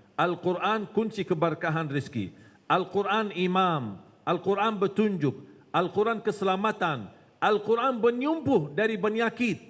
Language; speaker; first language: Malay; non-native, fluent; Arabic